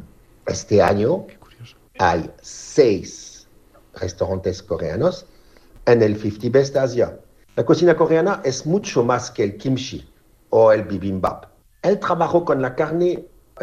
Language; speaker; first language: Spanish; non-native, fluent; French